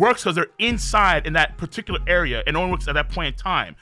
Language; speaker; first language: English; native; English